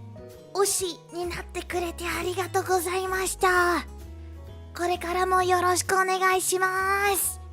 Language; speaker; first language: Japanese; non-native, learner; Indonesian